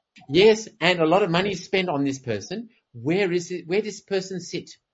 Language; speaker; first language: English; native; English